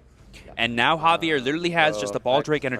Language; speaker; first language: English; native; English